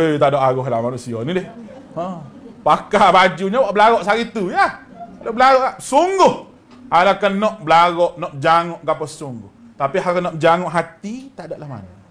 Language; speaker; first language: Malay; native; Malay